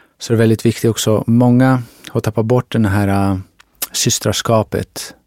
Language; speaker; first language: Swedish; early bilingual, other home language; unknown